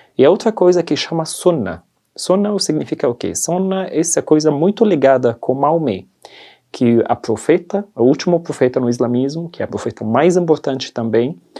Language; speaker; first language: Portuguese; non-native, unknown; Arabic